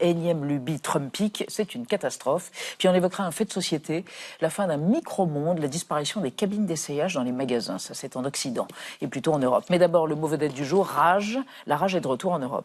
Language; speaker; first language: French; native; French